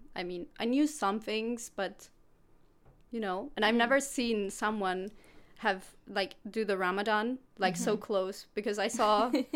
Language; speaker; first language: English; non-native, fluent; German